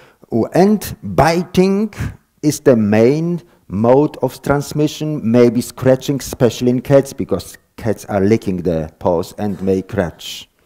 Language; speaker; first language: English; non-native, fluent; Polish